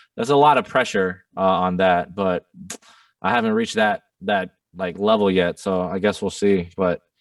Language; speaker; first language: English; non-native, fluent; German